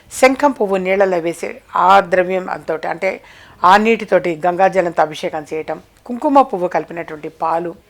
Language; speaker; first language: Telugu; native; Telugu